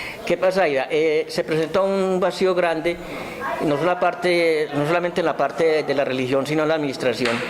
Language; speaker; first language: Spanish; native; Spanish